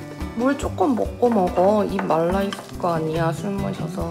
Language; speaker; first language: Korean; native; Korean